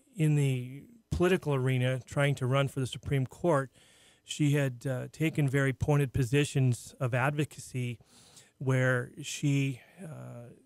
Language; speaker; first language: English; native; English